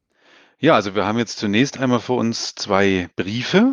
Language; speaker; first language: German; native; German